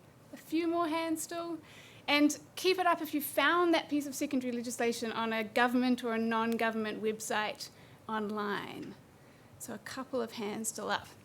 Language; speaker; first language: English; native; English